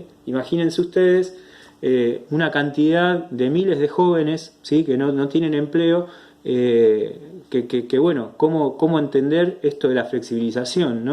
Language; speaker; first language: Spanish; native; Spanish